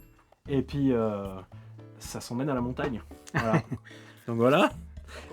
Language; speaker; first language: French; native; French